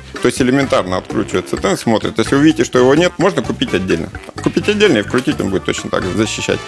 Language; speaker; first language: Russian; native; Russian